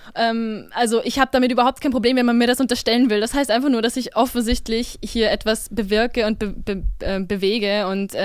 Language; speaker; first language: German; native; German